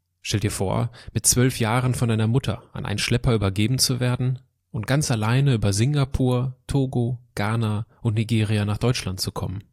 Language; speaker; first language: German; native; German